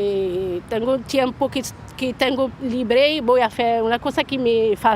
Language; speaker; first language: Spanish; non-native, learner; Arabic